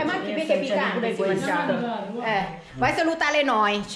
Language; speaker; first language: Italian; non-native, learner; Thai